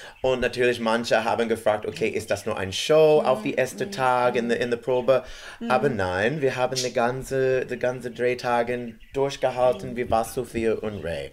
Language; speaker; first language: German; non-native, fluent; English